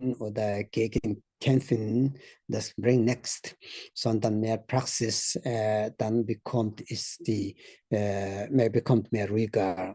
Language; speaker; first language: German; non-native, learner; Tibetan